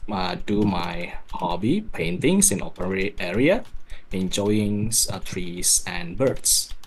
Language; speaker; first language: English; non-native, learner; Indonesian